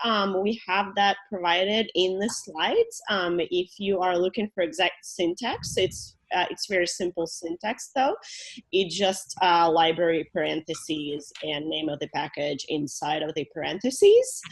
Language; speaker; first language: English; non-native, fluent; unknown